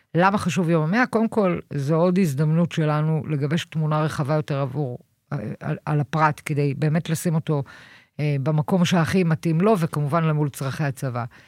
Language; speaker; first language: Hebrew; native; Hebrew